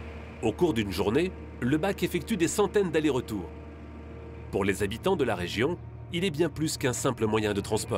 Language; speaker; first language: French; native; French